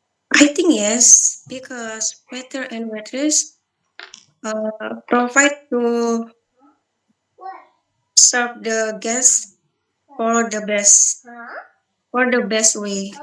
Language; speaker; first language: English; non-native, learner; Balinese